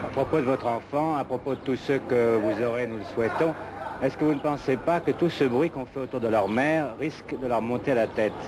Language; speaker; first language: French; native; French